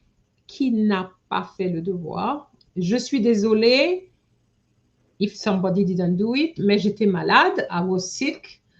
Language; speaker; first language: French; non-native, fluent; English